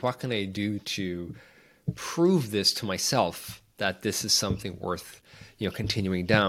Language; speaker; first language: English; native; English